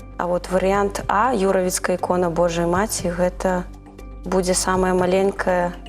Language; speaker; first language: Belarusian; non-native, local second language; Russian